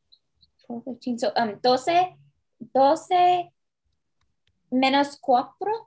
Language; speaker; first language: Spanish; non-native, learner; English